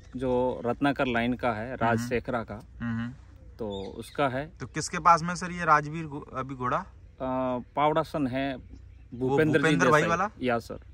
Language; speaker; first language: Hindi; native; Hindi